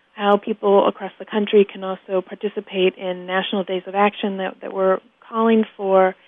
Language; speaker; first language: English; native; English